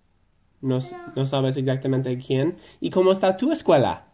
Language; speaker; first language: Spanish; non-native, learner; English